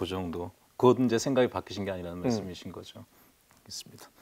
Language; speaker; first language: Korean; native; Korean